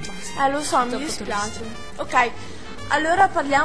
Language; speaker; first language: Italian; native; Italian